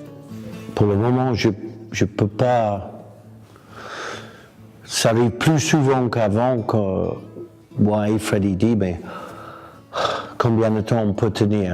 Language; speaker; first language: French; non-native, fluent; English